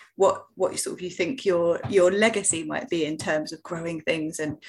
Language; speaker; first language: English; native; English